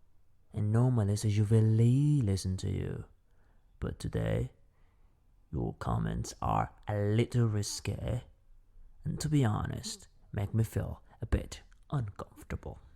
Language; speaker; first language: English; non-native, fluent; Spanish